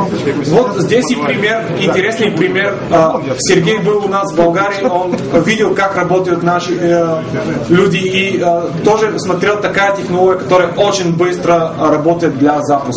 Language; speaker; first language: Russian; non-native, fluent; Bulgarian